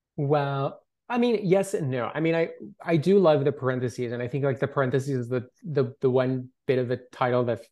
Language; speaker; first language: English; non-native, fluent; Spanish